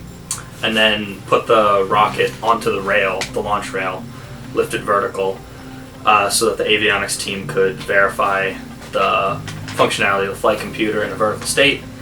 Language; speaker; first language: English; native; English